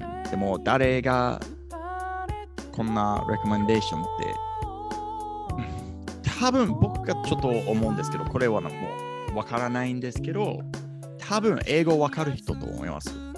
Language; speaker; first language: Japanese; non-native, fluent; English